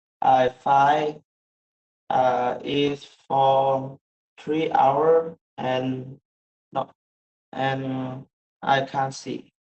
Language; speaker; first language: English; non-native, learner; Vietnamese